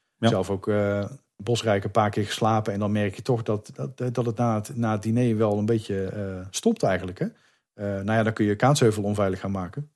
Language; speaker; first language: Dutch; native; Dutch